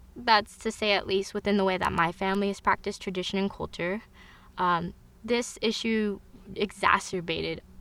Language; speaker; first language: English; native; English